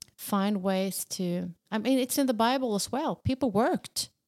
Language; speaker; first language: English; non-native, fluent; Swedish